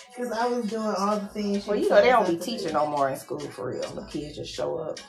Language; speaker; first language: English; native; English